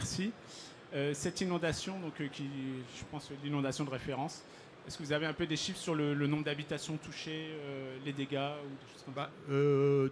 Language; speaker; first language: French; native; French